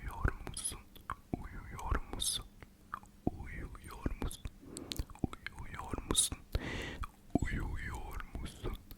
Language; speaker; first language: Turkish; early bilingual, heritage; Turkish